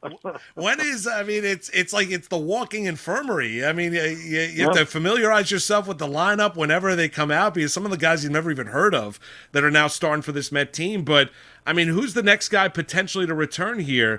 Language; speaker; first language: English; native; English